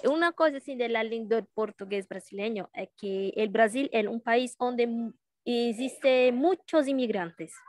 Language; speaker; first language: Spanish; non-native, learner; Portuguese